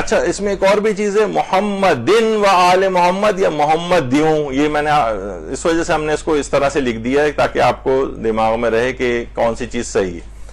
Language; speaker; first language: Urdu; native; Urdu